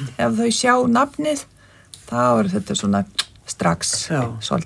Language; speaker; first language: Icelandic; non-native, fluent; Lithuanian